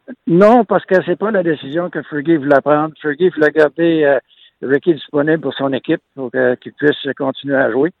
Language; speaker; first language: French; native; French